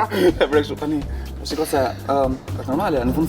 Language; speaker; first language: Albanian; native; Albanian